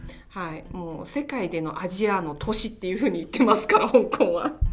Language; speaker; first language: Japanese; non-native, fluent; Chinese